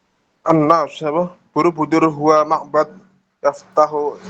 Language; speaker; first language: Arabic; non-native, learner; Indonesian